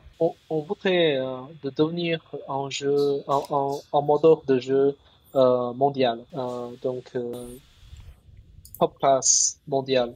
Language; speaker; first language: French; non-native, learner; Chinese